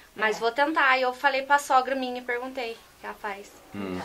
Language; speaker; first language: Portuguese; native; Portuguese